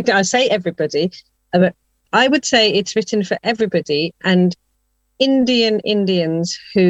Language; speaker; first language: English; native; English